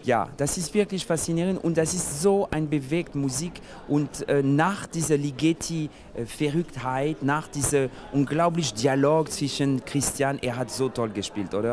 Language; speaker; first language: German; non-native, fluent; French